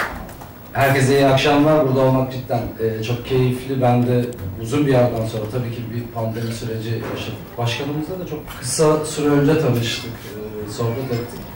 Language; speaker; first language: Turkish; native; Turkish